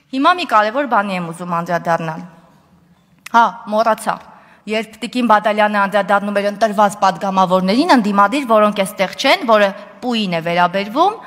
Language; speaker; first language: Armenian; native; Armenian